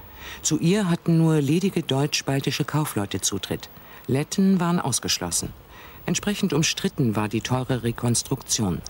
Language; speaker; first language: German; native; German